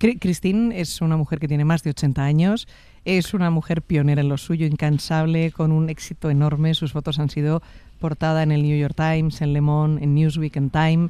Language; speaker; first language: Spanish; native; Spanish